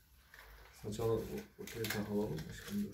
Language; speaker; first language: Russian; non-native, learner; Turkish